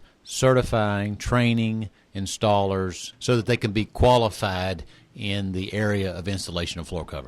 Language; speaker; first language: English; native; English